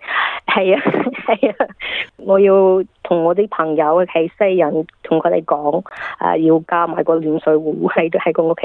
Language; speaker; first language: Cantonese; early bilingual, heritage; English